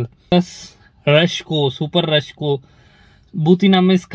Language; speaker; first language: Filipino; non-native, learner; Punjabi